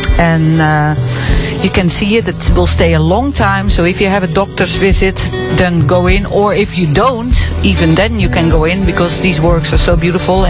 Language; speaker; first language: English; non-native, fluent; Dutch